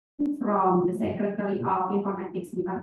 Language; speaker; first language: English; non-native, fluent; Indonesian